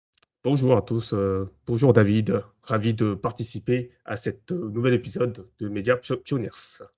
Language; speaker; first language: French; native; French